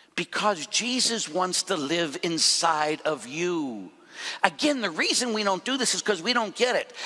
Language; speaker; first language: English; native; English